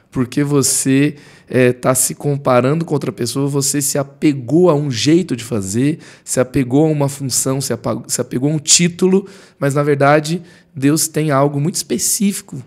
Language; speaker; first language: Portuguese; native; Portuguese